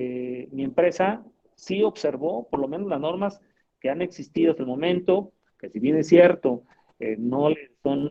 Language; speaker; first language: Spanish; native; Spanish